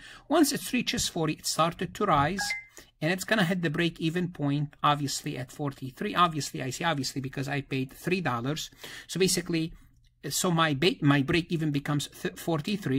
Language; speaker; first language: English; non-native, fluent; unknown